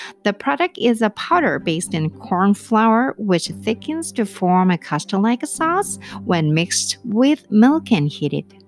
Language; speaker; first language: English; non-native, fluent; Korean